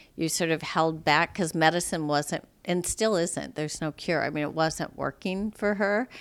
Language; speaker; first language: English; native; English